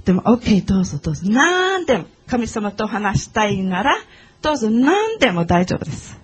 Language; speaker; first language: Japanese; non-native, learner; English